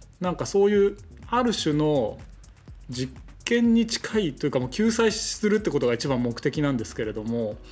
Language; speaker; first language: Japanese; native; Japanese